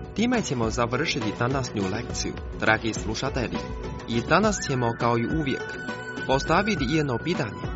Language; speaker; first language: Croatian; non-native, fluent; Chinese